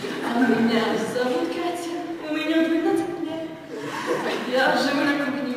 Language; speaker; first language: Russian; non-native, learner; Latvian